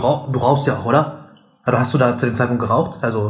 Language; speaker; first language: German; native; German